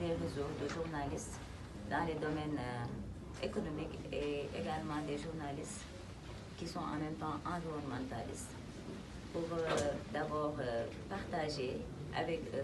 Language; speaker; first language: French; non-native, local second language; Wolof